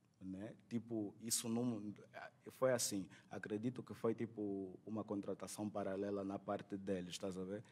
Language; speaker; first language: Portuguese; native; Portuguese